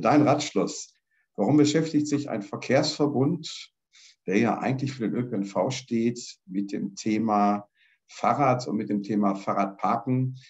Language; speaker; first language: German; native; German